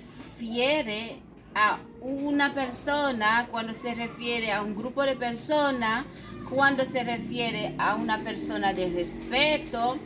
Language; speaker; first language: Spanish; non-native, fluent; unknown